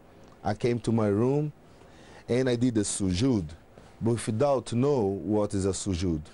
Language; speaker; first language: English; non-native, learner; Portuguese